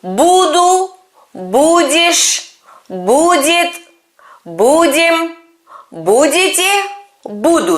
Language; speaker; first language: Russian; non-native, fluent; Turkish